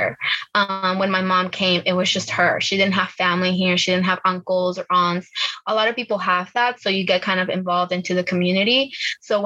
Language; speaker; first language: English; early bilingual, other home language; Spanish